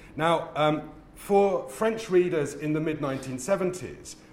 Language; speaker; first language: English; native; English